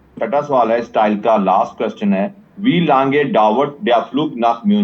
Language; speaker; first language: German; non-native, fluent; Urdu